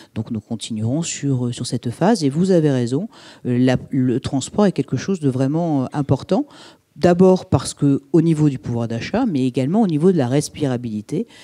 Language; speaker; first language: French; native; French